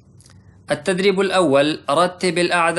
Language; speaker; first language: Arabic; non-native, fluent; Pashto